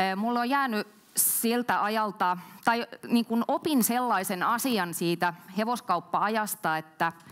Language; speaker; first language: Finnish; native; Finnish